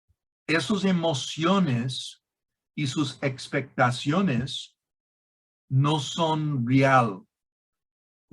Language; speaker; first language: Spanish; non-native, fluent; English